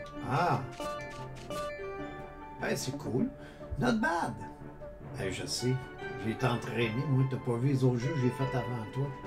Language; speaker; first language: French; native; French